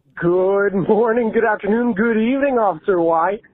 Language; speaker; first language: English; native; English